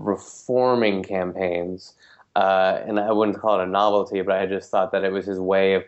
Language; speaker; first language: English; native; English